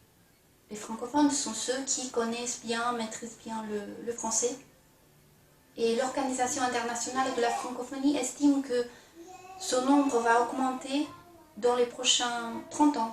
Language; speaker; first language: French; non-native, fluent; Chinese